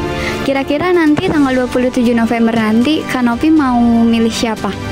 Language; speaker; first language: Indonesian; native; Indonesian